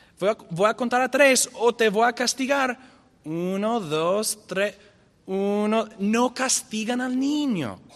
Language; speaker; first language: Spanish; non-native, fluent; English